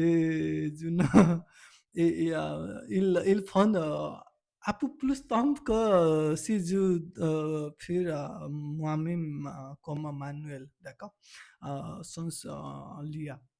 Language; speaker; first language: French; non-native, learner; Nepali